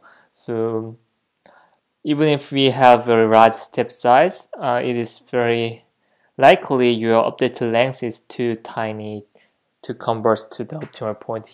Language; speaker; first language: English; non-native, fluent; Korean